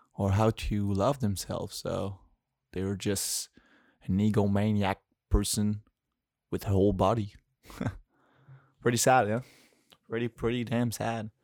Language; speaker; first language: English; non-native, fluent; French